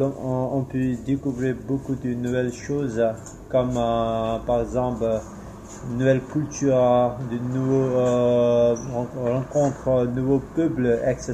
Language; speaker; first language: French; non-native, fluent; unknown